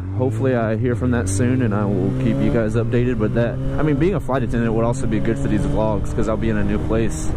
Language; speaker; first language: English; native; English